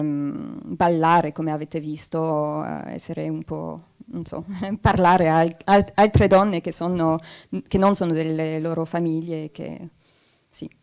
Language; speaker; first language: Italian; non-native, fluent; French